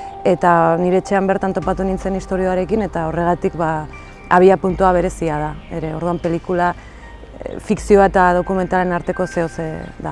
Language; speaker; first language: Basque; native; Basque